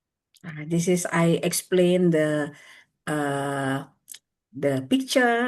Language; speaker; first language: English; non-native, learner; Indonesian